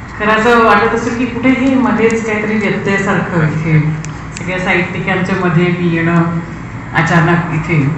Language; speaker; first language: Marathi; non-native, local second language; Hindi